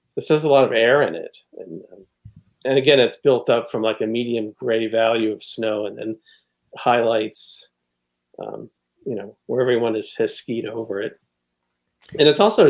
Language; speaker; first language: English; native; English